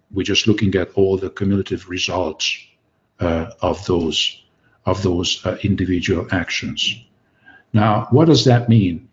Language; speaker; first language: English; non-native, fluent; Hungarian